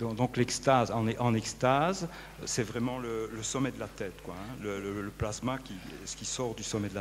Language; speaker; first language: French; native; French